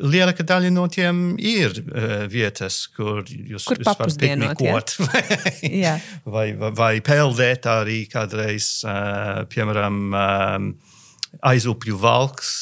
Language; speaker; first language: Latvian; non-native, learner; English